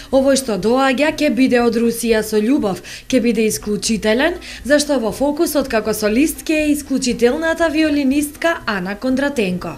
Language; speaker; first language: Macedonian; native; Macedonian